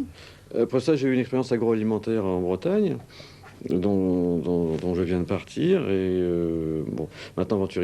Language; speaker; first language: French; native; French